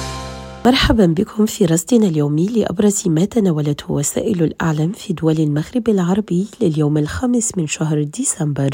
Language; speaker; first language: Arabic; native; Arabic